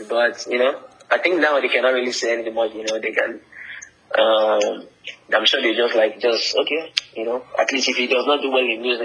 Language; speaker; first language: English; non-native, local second language; Yoruba